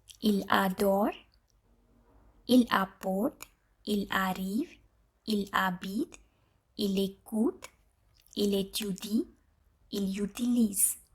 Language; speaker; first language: French; non-native, fluent; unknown